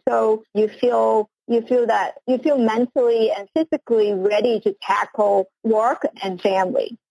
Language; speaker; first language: English; non-native, local second language; Cantonese